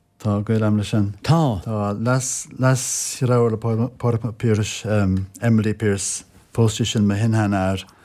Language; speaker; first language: Irish; non-native, local second language; English